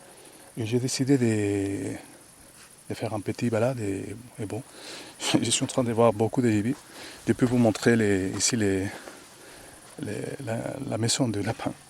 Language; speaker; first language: French; non-native, fluent; Spanish